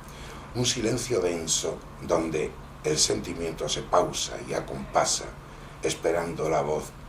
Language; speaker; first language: Spanish; native; Spanish